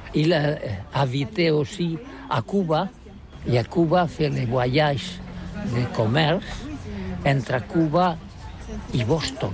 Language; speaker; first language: French; non-native, learner; Catalan